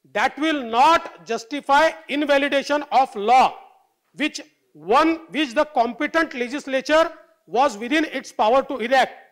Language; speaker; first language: English; non-native, local second language; Marathi